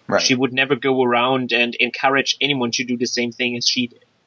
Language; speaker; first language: English; non-native, fluent; German